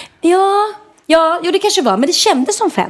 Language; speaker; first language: Swedish; native; Swedish